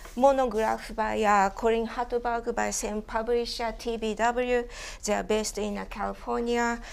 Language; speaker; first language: English; non-native, fluent; Japanese